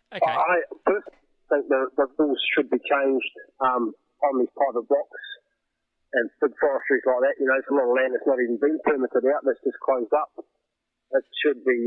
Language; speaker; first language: English; native; English